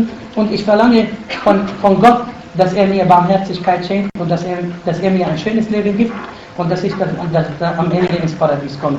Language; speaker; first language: German; non-native, fluent; Arabic